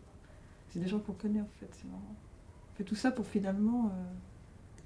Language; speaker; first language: French; native; French